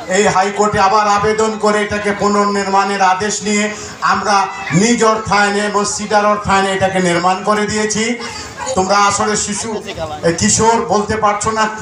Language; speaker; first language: Bangla; non-native, local second language; Urdu